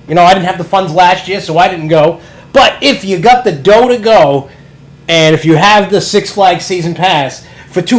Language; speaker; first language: English; native; English